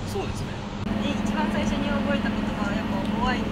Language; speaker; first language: Japanese; native; Japanese